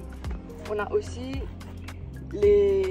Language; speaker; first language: French; non-native, local second language; Morisyen